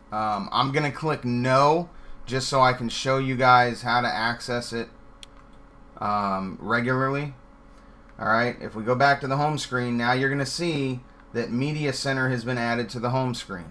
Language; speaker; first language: English; native; English